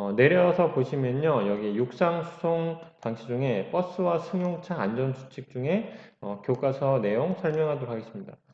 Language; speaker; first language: Korean; native; Korean